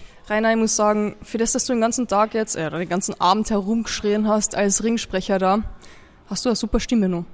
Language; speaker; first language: German; native; German